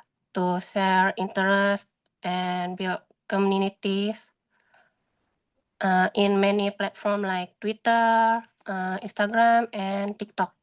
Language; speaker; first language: English; non-native, learner; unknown